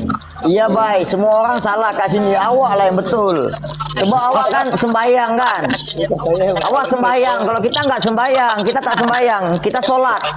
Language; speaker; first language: Malay; native; Malay